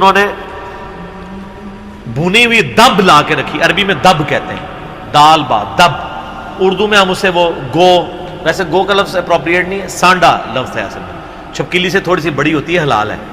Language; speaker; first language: Urdu; non-native, local second language; Punjabi